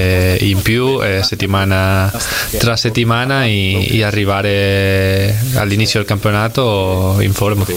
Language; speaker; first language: Italian; non-native, fluent; Spanish